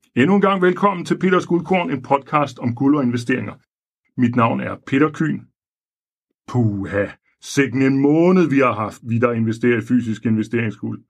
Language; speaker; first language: Danish; native; Danish